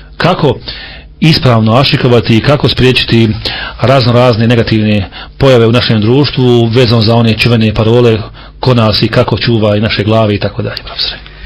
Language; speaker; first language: Bosnian; native; Bosnian